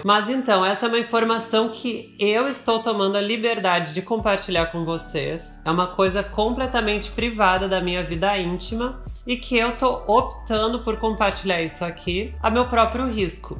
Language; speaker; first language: Portuguese; native; Portuguese